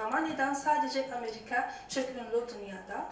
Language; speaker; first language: Turkish; non-native, learner; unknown